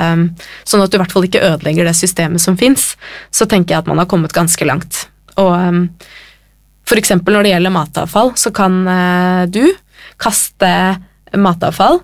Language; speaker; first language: Norwegian; native; Norwegian